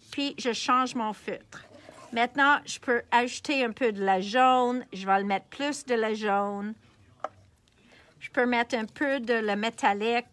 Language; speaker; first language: French; non-native, local second language; English